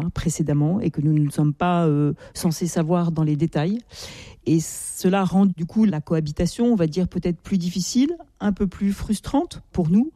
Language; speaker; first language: French; native; French